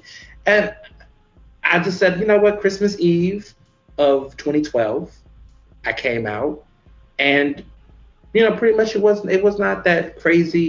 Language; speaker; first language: English; native; English